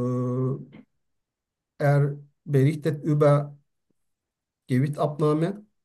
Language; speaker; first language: German; non-native, learner; Turkish